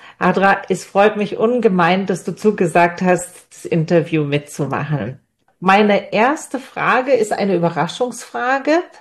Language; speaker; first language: German; native; German